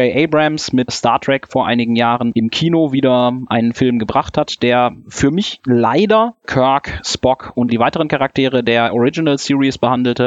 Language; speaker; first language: German; native; German